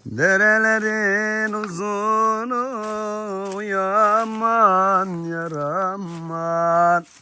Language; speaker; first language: Turkish; native; Turkish